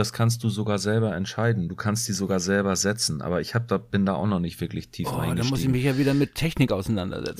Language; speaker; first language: German; native; German